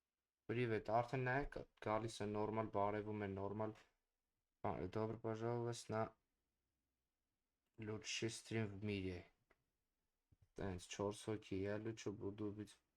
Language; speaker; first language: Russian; non-native, learner; Armenian